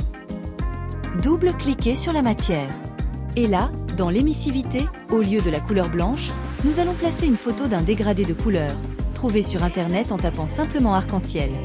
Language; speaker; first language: French; native; French